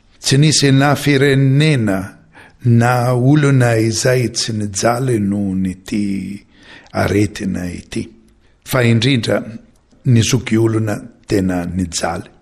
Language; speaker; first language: Malagasy; non-native, fluent; Maltese